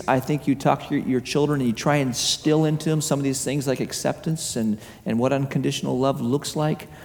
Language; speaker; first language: English; native; English